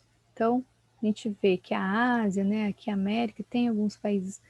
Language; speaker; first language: Portuguese; native; Portuguese